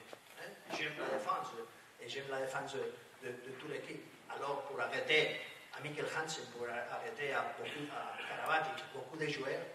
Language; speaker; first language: French; non-native, learner; Spanish